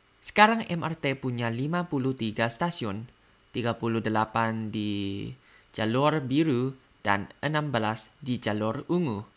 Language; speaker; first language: Indonesian; non-native, learner; Thai